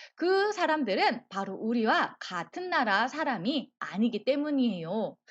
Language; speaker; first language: Korean; native; Korean